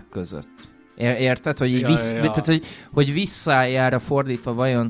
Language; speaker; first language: Hungarian; native; Hungarian